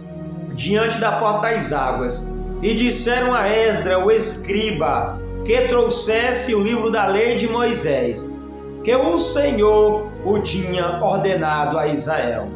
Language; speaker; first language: Portuguese; native; Portuguese